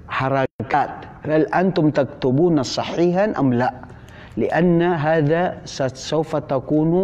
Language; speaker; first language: Arabic; non-native, learner; Filipino